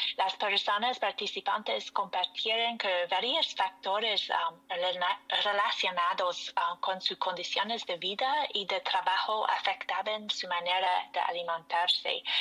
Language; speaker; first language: Spanish; non-native, learner; French